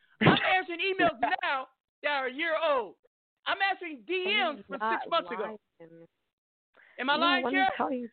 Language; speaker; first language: English; native; English